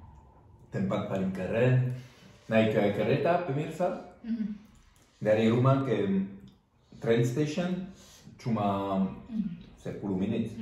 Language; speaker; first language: Indonesian; non-native, learner; French